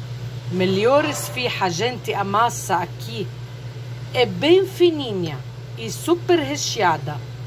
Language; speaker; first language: Portuguese; non-native, fluent; Arabic